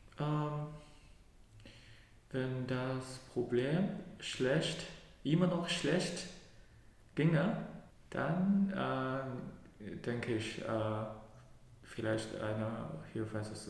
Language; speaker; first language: German; non-native, learner; Cantonese